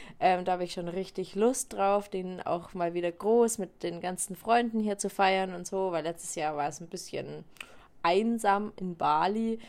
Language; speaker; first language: German; native; German